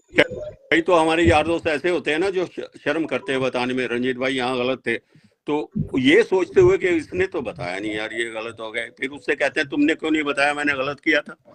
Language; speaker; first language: Hindi; native; Hindi